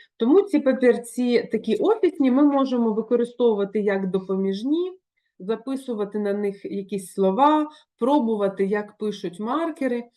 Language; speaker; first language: Ukrainian; non-native, local second language; Russian